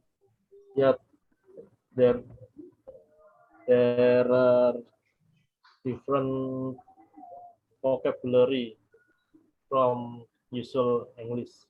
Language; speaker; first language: English; non-native, learner; Indonesian